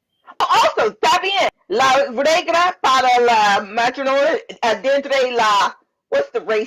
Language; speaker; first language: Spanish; non-native, learner; English